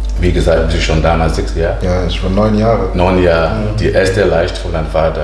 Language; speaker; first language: German; non-native, learner; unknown